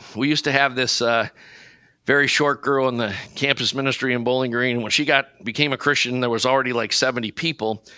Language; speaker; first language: English; native; English